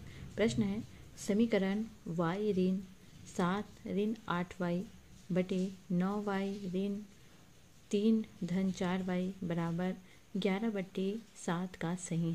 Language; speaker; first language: Hindi; native; Hindi